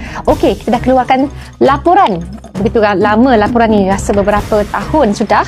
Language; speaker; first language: Malay; native; Malay